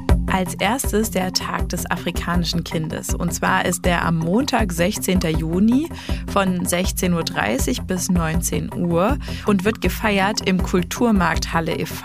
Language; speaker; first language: German; native; German